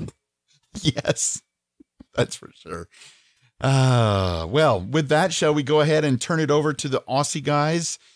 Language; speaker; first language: English; native; English